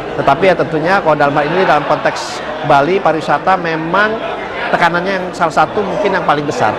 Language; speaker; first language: Indonesian; native; Indonesian